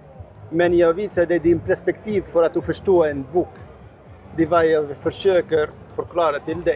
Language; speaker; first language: Swedish; non-native, learner; Arabic